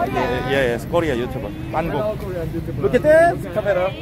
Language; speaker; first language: English; non-native, learner; Korean